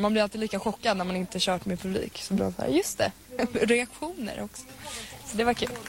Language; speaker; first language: Swedish; native; Swedish